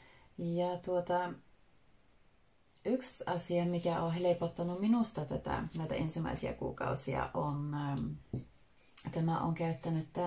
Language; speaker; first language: Finnish; early bilingual, heritage; Finnish